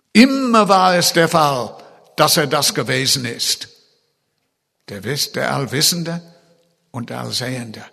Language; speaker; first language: German; non-native, fluent; English